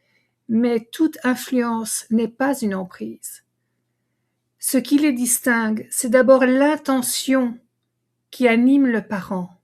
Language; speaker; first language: French; native; French